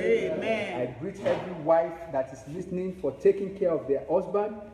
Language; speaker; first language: English; non-native, local second language; Yoruba